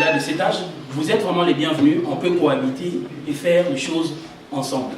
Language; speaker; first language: French; non-native, local second language; Lingala